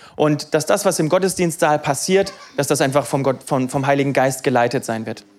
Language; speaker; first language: German; native; German